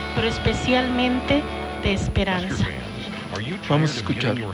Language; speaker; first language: Spanish; native; Spanish